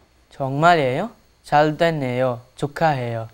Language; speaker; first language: Korean; non-native, learner; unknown